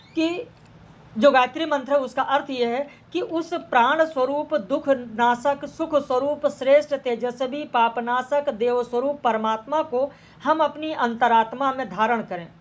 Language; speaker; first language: Hindi; native; Hindi